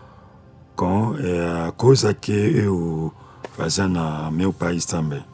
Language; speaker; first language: Portuguese; non-native, learner; Lingala